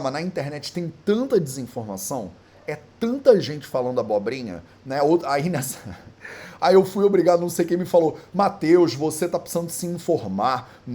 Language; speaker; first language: Portuguese; native; Portuguese